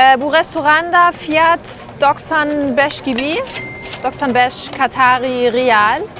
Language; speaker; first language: Turkish; non-native, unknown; German